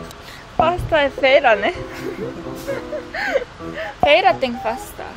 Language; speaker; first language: Portuguese; non-native, learner; Korean